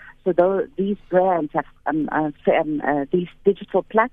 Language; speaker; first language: English; native; English